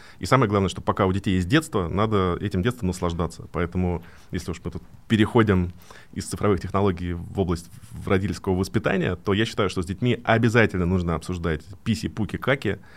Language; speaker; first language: Russian; native; Russian